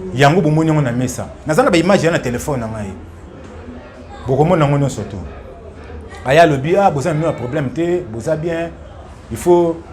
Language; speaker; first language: Lingala; native; Lingala